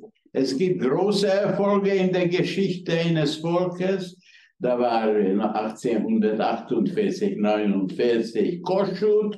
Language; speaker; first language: German; non-native, fluent; Hungarian